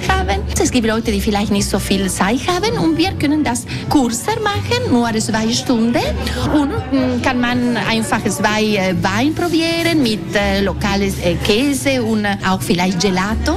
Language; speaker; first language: German; non-native, local second language; Italian